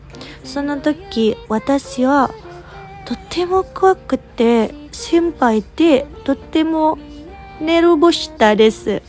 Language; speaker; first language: Japanese; non-native, learner; Indonesian